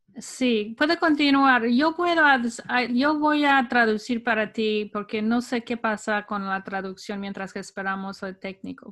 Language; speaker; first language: Spanish; non-native, fluent; English